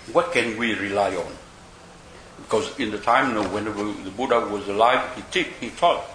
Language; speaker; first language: English; non-native, fluent; Vietnamese